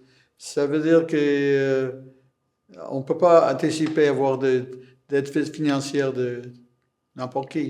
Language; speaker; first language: French; non-native, fluent; English